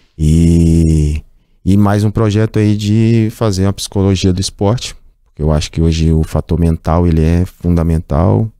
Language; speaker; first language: Portuguese; native; Portuguese